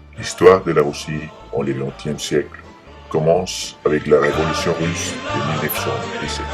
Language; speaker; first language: French; non-native, learner; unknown